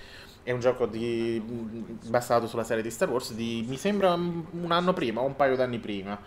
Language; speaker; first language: Italian; native; Italian